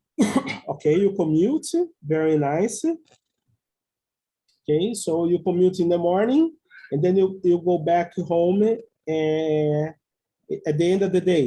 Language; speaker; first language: English; non-native, fluent; Portuguese